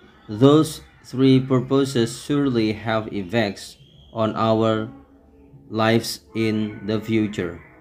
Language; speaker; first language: English; non-native, fluent; Indonesian